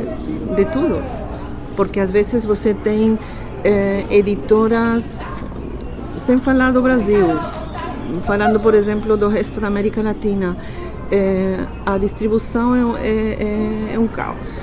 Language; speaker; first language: Portuguese; non-native, fluent; Spanish